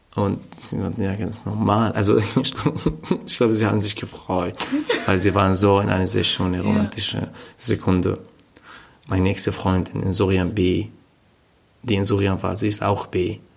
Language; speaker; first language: German; non-native, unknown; Arabic